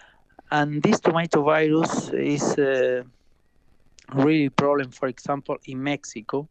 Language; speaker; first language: English; non-native, fluent; Spanish